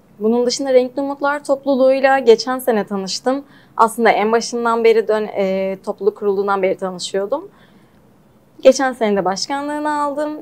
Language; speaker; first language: Turkish; native; Turkish